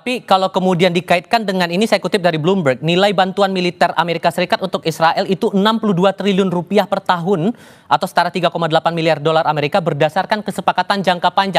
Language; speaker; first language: Indonesian; native; Indonesian